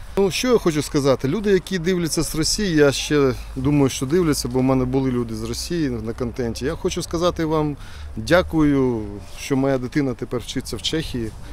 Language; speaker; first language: Ukrainian; non-native, local second language; Russian